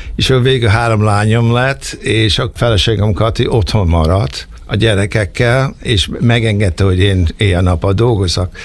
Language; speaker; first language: Hungarian; early bilingual, heritage; Hungarian